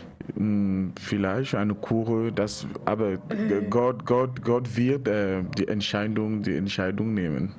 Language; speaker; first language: German; non-native, learner; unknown